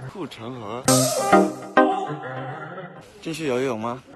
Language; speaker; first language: Chinese; early bilingual, heritage; Chinese